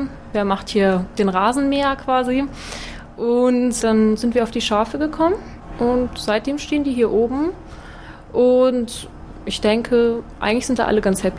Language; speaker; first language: German; native; German